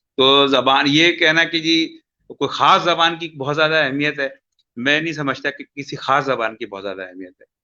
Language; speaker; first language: Urdu; non-native, local second language; Sindhi